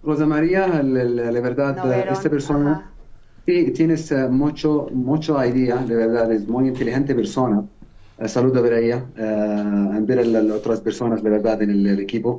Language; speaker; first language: Spanish; non-native, learner; Arabic